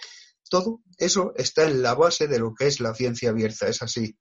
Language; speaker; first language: Spanish; native; Spanish